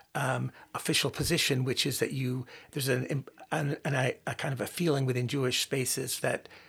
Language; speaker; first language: English; native; English